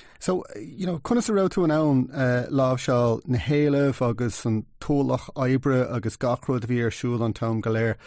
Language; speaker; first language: Irish; non-native, local second language; English